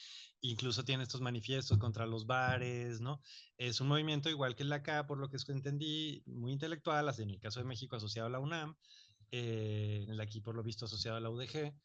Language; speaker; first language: Spanish; native; Spanish